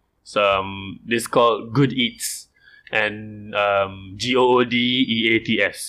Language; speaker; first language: English; non-native, local second language; Malay